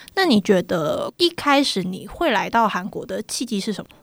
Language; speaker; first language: Chinese; native; Chinese